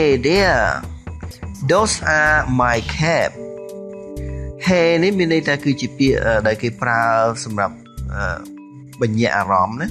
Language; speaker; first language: Khmer; native; Khmer